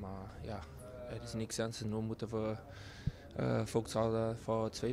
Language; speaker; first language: Dutch; non-native, learner; Portuguese